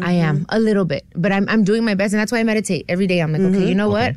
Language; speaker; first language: English; early bilingual, other home language; Spanish